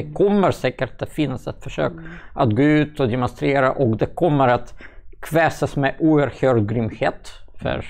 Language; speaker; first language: Swedish; non-native, fluent; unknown